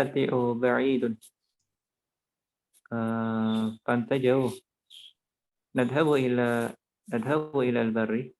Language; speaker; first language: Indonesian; native; Indonesian